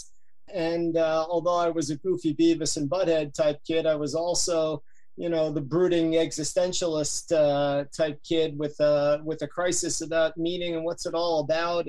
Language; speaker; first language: English; native; English